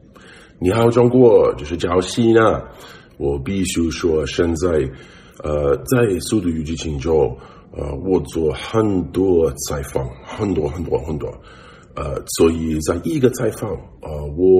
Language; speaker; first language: Chinese; non-native, learner; English